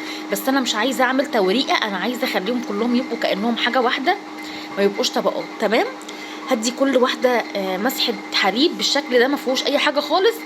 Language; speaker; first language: Arabic; native; Arabic